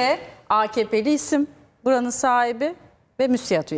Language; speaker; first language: Turkish; native; Turkish